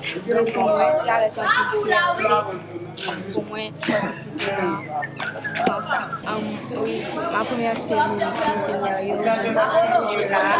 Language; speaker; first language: French; non-native, local second language; Haitian Creole